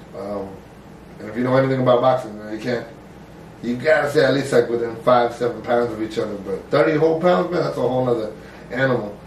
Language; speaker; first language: English; early bilingual, other home language; Spanish